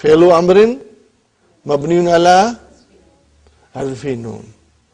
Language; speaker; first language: Arabic; non-native, fluent; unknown